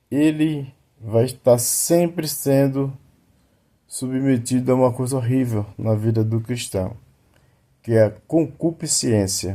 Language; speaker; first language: Portuguese; native; Portuguese